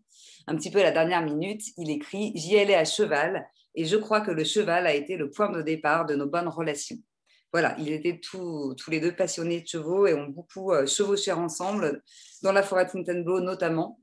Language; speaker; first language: French; native; French